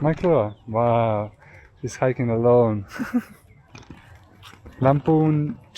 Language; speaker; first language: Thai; non-native, learner; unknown